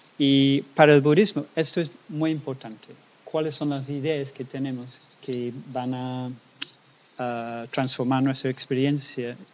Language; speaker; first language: Spanish; non-native, fluent; English